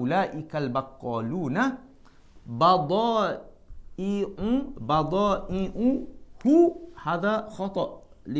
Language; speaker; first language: Arabic; non-native, fluent; Malay